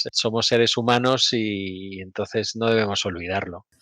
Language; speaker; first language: Spanish; native; Spanish